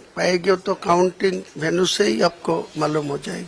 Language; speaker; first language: Hindi; non-native, local second language; Bangla